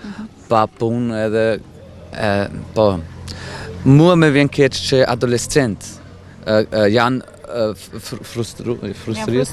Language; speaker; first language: Albanian; non-native, fluent; German